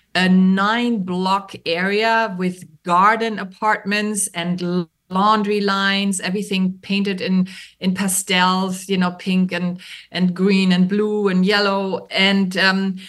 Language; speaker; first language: English; non-native, fluent; German